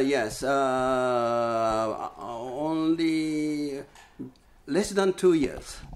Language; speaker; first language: English; non-native, fluent; Japanese